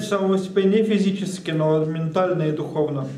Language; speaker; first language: Russian; native; Russian